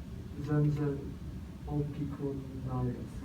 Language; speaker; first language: Japanese; non-native, learner; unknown